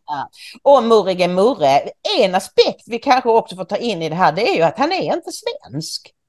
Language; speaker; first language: Swedish; native; Swedish